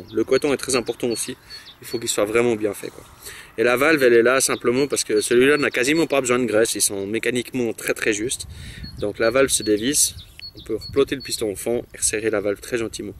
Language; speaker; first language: French; native; French